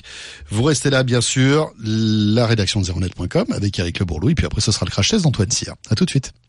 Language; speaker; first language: French; native; French